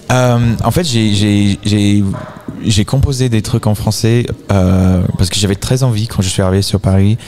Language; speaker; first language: French; non-native, fluent; English